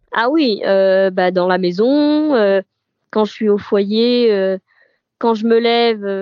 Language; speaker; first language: French; native; French